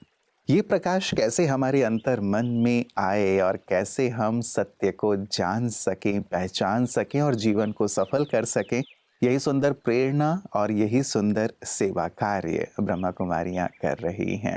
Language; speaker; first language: Hindi; native; Hindi